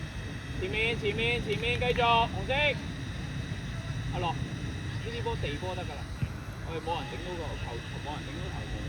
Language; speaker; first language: Cantonese; native; Cantonese